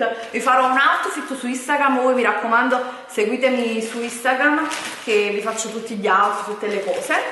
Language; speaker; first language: Italian; native; Italian